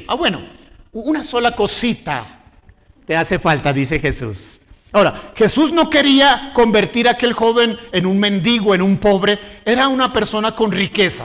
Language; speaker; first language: Spanish; native; Spanish